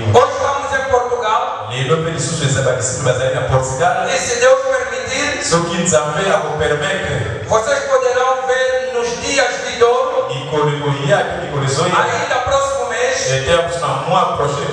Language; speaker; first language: Portuguese; non-native, fluent; Lingala